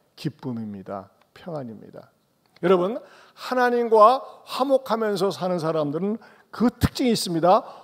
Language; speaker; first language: Korean; native; Korean